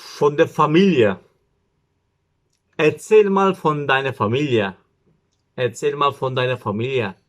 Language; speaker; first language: German; non-native, learner; Turkish